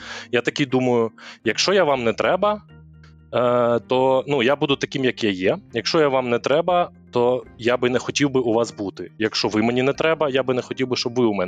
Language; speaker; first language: Ukrainian; native; Ukrainian